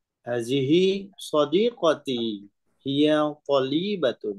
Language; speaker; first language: Arabic; non-native, learner; Indonesian